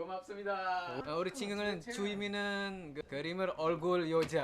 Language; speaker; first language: Korean; non-native, learner; Indonesian